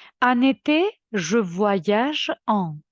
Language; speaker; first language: French; non-native, fluent; Ukrainian